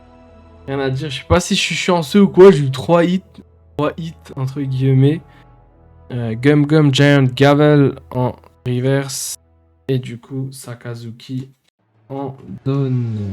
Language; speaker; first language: French; native; French